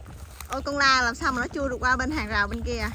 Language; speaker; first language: Vietnamese; native; Vietnamese